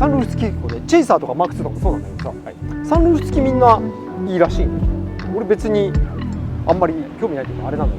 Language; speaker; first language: Japanese; native; Japanese